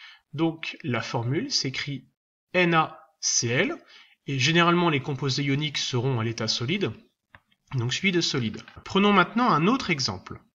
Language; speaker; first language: French; native; French